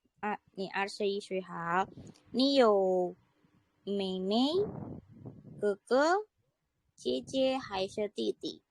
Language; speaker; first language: Chinese; non-native, learner; Indonesian